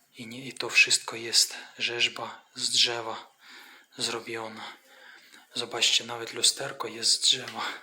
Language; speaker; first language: Polish; non-native, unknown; Ukrainian